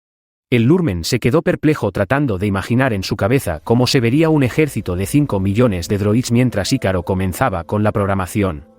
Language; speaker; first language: Spanish; native; Spanish